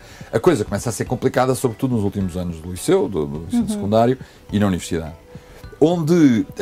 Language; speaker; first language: Portuguese; native; Portuguese